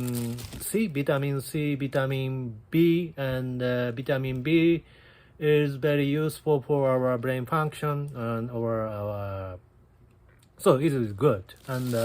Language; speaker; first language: English; non-native, learner; Japanese